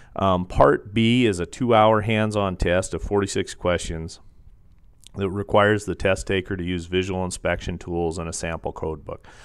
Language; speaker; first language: English; native; English